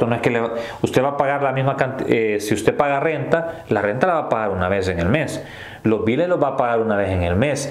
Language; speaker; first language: Spanish; native; Spanish